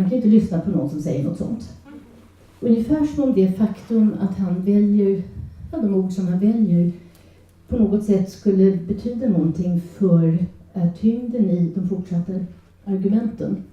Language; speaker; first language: Swedish; native; Swedish